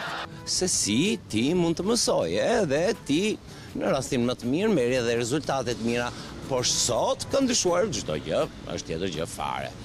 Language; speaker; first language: Albanian; native; Albanian